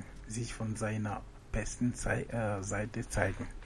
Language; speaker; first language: German; non-native, fluent; French